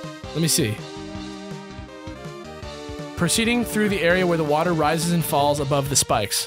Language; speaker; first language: English; native; English